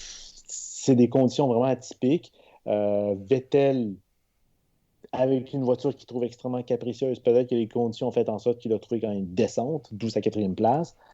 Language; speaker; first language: French; native; French